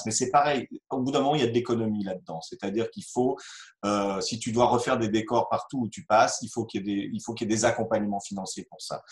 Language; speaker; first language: French; native; French